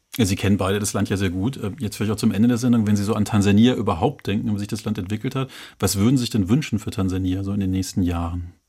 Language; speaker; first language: German; native; German